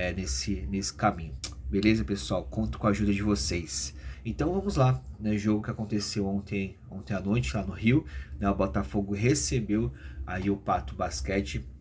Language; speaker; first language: Portuguese; native; Portuguese